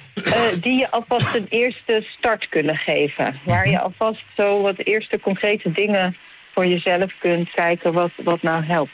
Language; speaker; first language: Dutch; native; Dutch